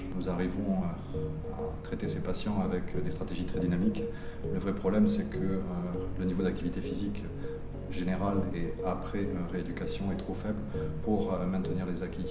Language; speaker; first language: French; native; French